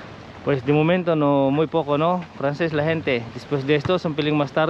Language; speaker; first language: Spanish; non-native, learner; Filipino